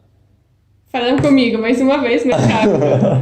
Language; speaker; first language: Portuguese; non-native, fluent; Polish